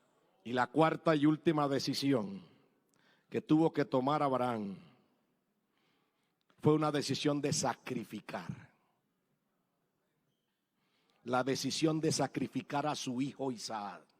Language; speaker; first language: Spanish; native; Spanish